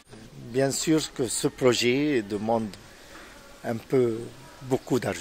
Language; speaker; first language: French; non-native, fluent; Arabic